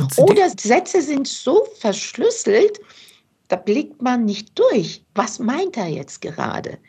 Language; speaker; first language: German; early bilingual, other home language; Turkish